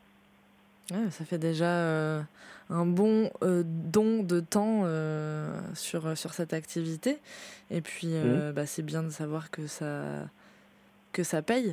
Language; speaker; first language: French; native; French